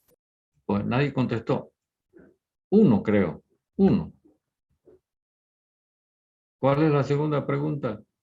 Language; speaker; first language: Spanish; native; Spanish